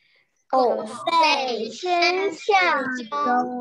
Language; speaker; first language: Chinese; early bilingual, heritage; Chinese